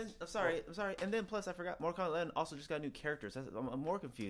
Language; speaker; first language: English; native; English